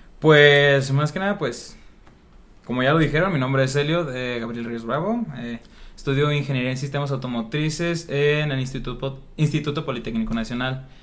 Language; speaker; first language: Spanish; native; Spanish